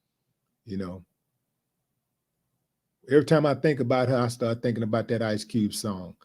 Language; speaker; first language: English; native; English